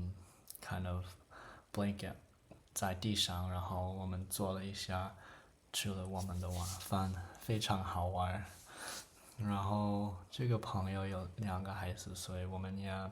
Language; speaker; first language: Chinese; non-native, learner; English